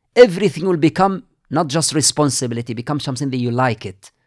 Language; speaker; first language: English; non-native, fluent; Arabic